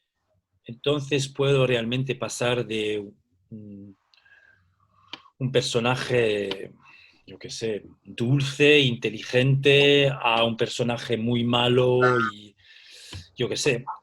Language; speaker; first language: Spanish; early bilingual, heritage; Spanish